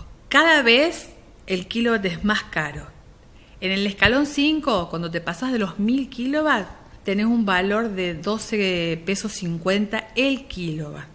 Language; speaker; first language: Spanish; native; Spanish